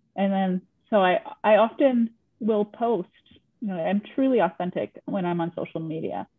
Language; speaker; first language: English; native; English